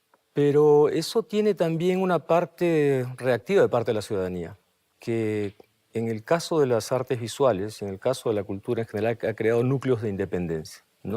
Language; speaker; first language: Spanish; native; Spanish